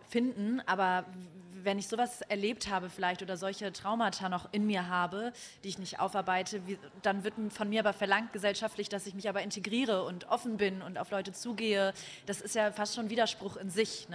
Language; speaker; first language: German; native; German